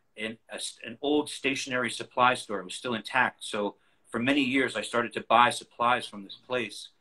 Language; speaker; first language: English; native; English